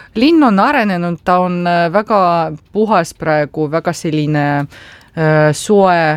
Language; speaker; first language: Estonian; non-native, local second language; Russian